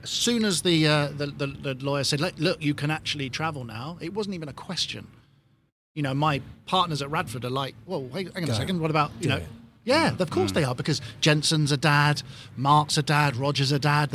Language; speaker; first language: English; native; English